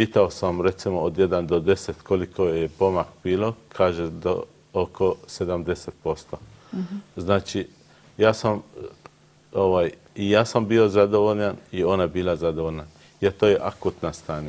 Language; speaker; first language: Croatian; non-native, learner; Arabic